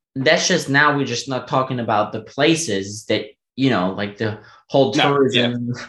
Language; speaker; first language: English; non-native, fluent; German